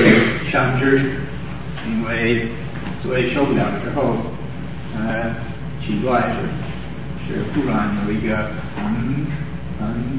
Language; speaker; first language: Chinese; non-native, fluent; English